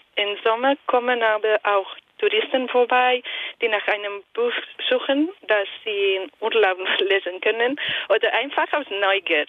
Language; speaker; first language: German; non-native, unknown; Italian